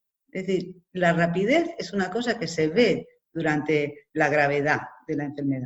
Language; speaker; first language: Spanish; native; Spanish